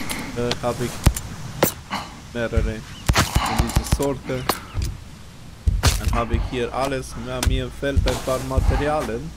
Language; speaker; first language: German; non-native, fluent; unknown